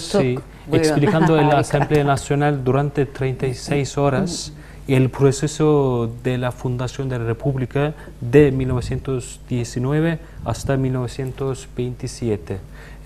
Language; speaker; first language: Spanish; non-native, fluent; Turkish